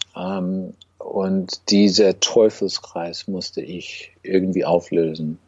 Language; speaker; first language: German; non-native, fluent; English